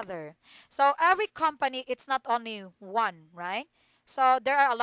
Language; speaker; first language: English; non-native, fluent; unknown